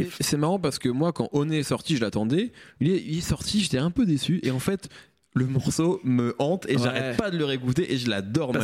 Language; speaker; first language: French; native; French